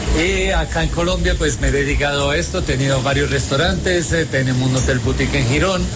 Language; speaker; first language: Spanish; non-native, fluent; Italian